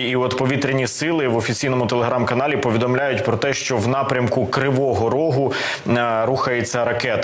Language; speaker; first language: Ukrainian; native; Ukrainian